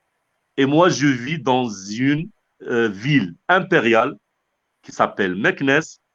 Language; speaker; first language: French; non-native, local second language; Arabic